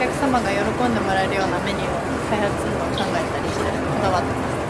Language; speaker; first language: Japanese; native; Japanese